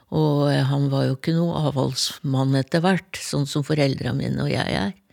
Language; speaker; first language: Norwegian; native; Norwegian